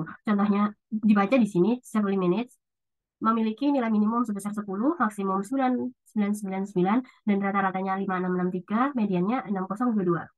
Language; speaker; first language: Indonesian; native; Indonesian